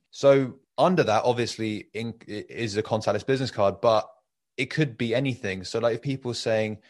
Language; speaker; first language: English; early bilingual, other home language; Persian